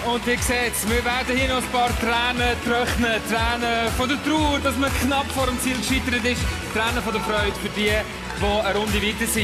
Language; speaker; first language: German; native; German